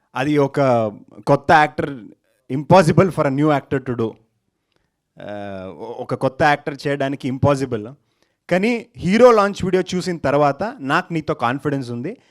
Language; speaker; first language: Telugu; non-native, learner; Kannada